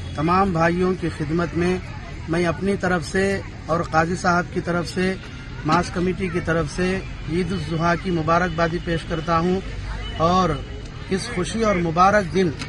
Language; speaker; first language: Urdu; native; Urdu